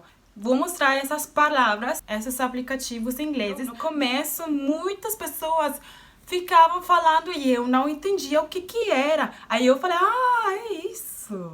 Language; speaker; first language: Portuguese; non-native, fluent; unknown